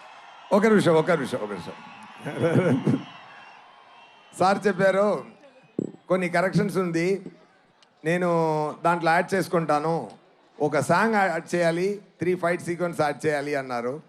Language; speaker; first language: Telugu; non-native, learner; Tamil